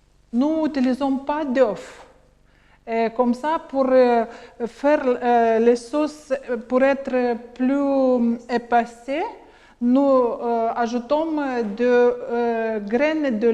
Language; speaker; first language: French; non-native, learner; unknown